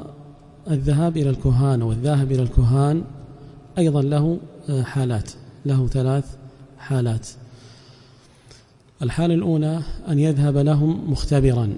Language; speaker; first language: Arabic; native; Arabic